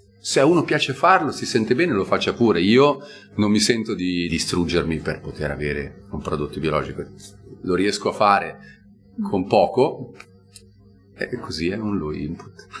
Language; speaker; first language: Italian; native; Italian